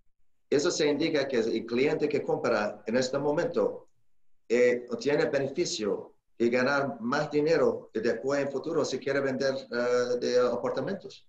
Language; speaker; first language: Spanish; non-native, learner; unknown